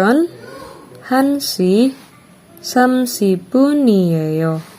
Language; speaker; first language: Korean; non-native, fluent; Indonesian